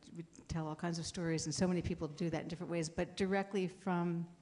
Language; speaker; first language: English; native; English